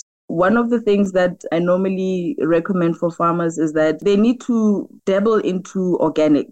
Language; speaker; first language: English; non-native, local second language; Tswana